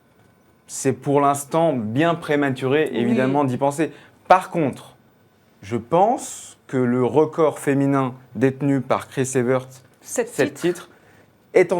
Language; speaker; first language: French; native; French